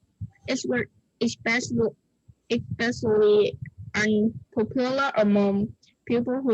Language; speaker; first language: English; non-native, learner; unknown